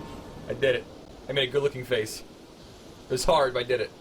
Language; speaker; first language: English; native; English